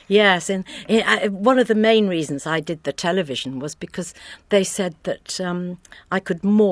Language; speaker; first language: English; native; English